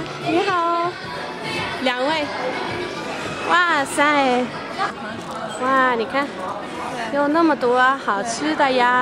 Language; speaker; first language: Chinese; non-native, fluent; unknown